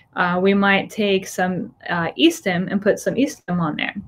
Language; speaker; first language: English; native; English